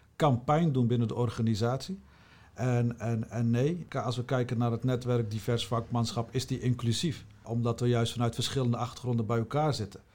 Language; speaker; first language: Dutch; native; Dutch